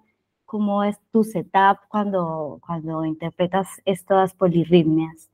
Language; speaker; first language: Spanish; native; Spanish